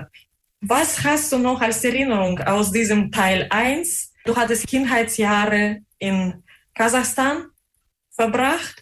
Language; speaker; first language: German; non-native, fluent; Russian